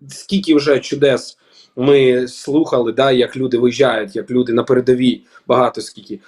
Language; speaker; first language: Ukrainian; non-native, local second language; Russian